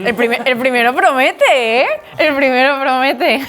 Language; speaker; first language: Spanish; native; Spanish